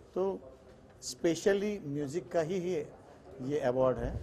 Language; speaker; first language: Hindi; non-native, local second language; Marathi